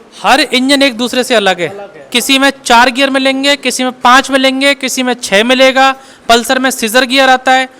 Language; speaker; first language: Hindi; native; Hindi